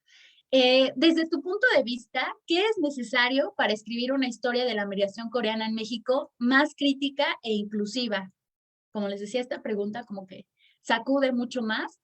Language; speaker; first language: Spanish; native; Spanish